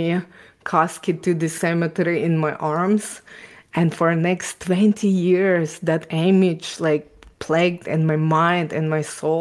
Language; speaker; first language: English; non-native, fluent; Ukrainian